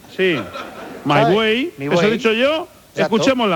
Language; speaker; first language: Spanish; native; Spanish